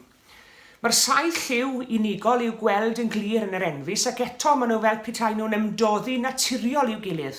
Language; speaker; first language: Welsh; native; Welsh